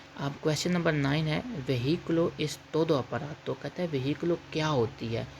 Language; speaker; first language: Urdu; non-native, local second language; Punjabi